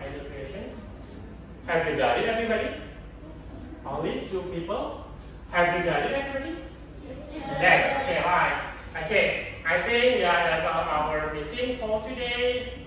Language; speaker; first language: English; non-native, learner; Indonesian